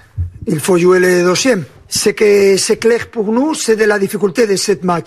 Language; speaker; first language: French; non-native, learner; Spanish